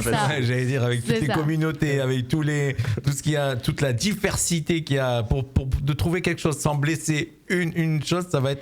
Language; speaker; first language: French; native; French